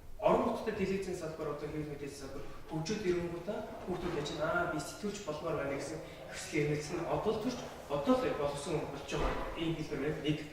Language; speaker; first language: Mongolian; non-native, local second language; Kazakh